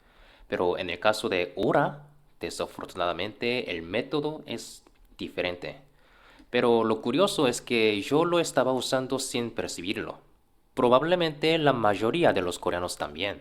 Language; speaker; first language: Spanish; non-native, fluent; Korean